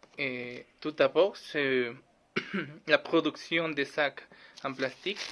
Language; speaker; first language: French; non-native, learner; Spanish